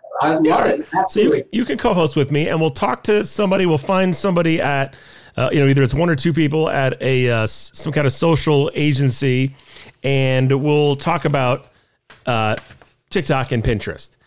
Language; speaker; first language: English; native; English